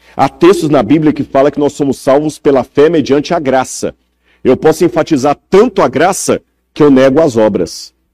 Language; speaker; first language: Portuguese; native; Portuguese